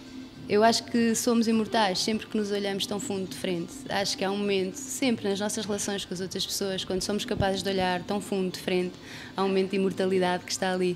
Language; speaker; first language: Portuguese; native; Portuguese